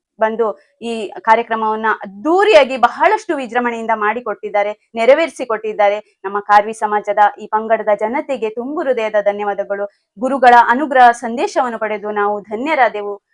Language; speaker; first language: Kannada; non-native, local second language; Konkani